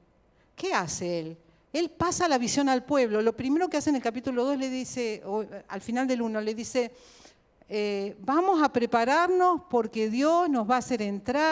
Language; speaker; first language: Spanish; native; Spanish